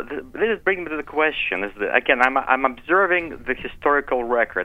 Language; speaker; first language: English; non-native, fluent; Ukrainian